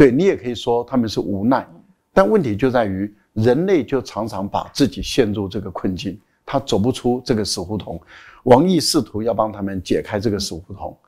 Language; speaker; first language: Chinese; native; Chinese